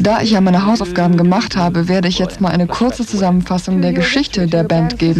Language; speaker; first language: German; native; German